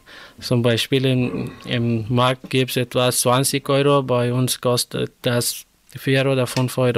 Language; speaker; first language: German; non-native, learner; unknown